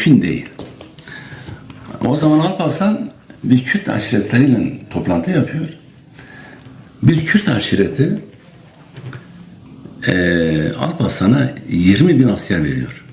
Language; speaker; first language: Turkish; non-native, local second language; Kurdish